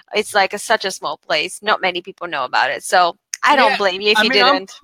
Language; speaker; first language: English; non-native, fluent; Bulgarian